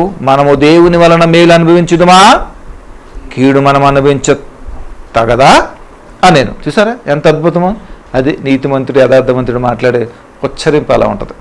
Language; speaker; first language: Telugu; native; Telugu